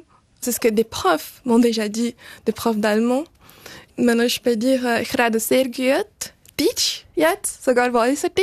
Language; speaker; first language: French; early bilingual, other home language; Portuguese